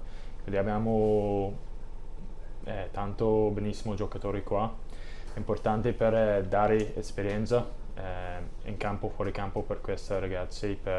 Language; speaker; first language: Italian; non-native, learner; English